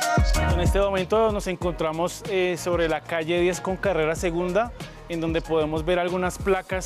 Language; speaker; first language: Spanish; native; Spanish